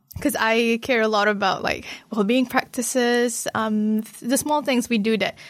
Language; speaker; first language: English; non-native, local second language; Malay